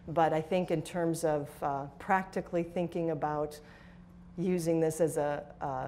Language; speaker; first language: English; native; English